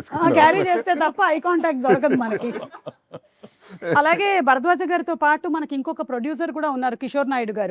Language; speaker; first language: Telugu; native; Telugu